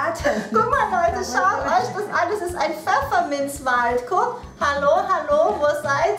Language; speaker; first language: German; native; German